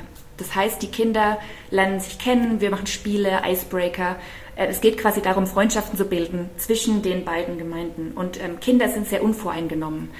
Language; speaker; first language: German; native; German